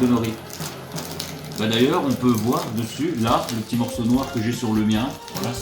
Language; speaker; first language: French; native; French